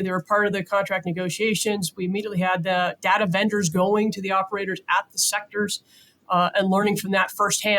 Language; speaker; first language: English; native; English